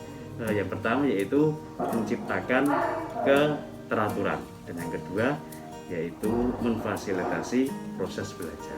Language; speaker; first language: Indonesian; native; Indonesian